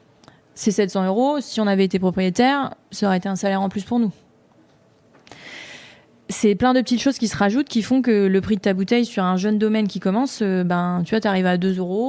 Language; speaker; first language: French; native; French